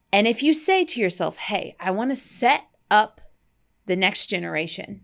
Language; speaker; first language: English; native; English